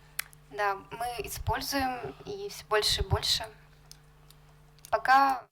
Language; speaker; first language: Russian; native; Russian